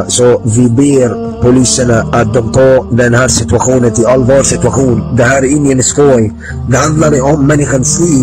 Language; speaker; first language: Swedish; non-native, learner; Arabic